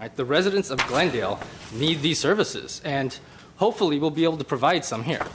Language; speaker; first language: English; native; English